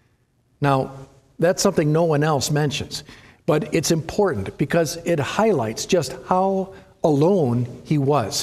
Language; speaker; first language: English; native; English